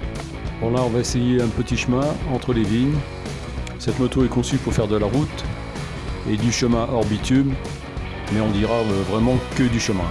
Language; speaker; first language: French; native; French